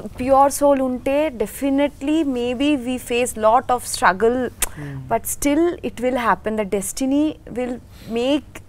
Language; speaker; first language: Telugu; non-native, learner; Bangla